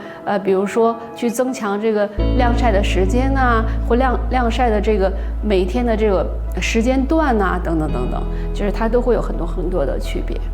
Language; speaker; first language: Chinese; native; Chinese